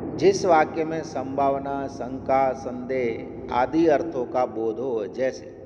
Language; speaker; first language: Hindi; non-native, local second language; Gujarati